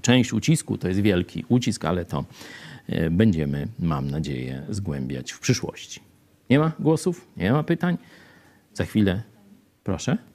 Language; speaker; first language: Polish; native; Polish